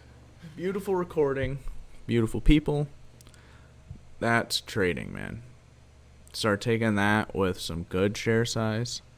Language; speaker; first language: English; native; English